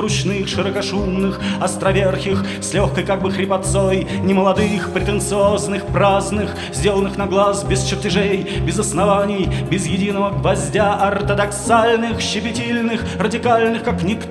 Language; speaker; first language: Russian; native; Russian